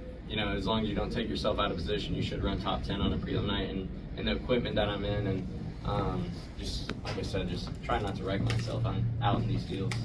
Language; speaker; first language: English; native; English